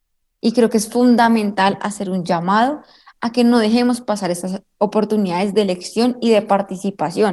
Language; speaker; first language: Spanish; native; Spanish